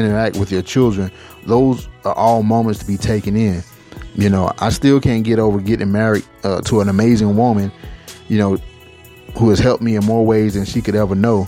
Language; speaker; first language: English; native; English